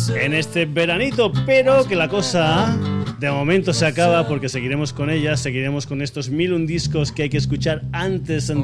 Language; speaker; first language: Spanish; native; Spanish